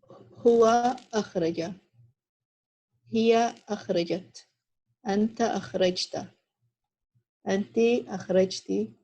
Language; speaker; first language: Arabic; non-native, learner; English